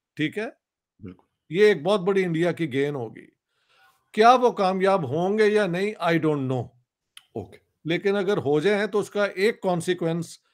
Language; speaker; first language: Urdu; non-native, local second language; Punjabi